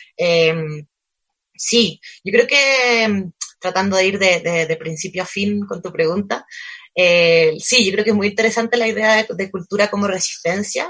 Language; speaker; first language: Spanish; native; Spanish